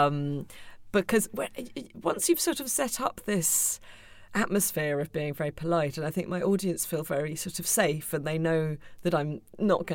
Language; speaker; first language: English; native; English